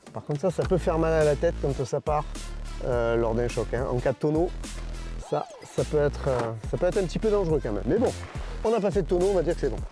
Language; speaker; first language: French; native; French